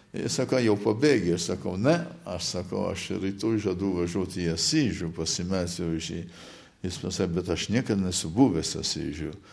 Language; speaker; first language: Lithuanian; early bilingual, heritage; Lithuanian